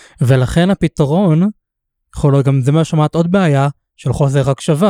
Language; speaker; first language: Hebrew; native; Hebrew